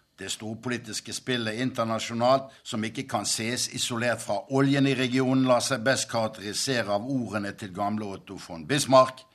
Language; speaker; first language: Norwegian; native; Norwegian